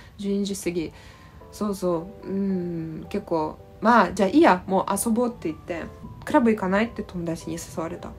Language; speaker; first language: Japanese; non-native, fluent; Russian